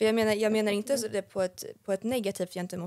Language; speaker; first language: Swedish; native; Swedish